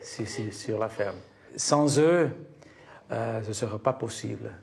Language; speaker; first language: French; early bilingual, heritage; Spanish